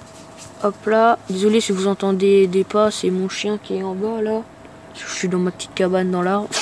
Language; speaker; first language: French; native; French